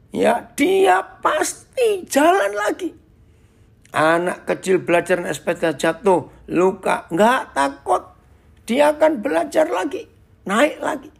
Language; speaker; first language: Indonesian; native; Indonesian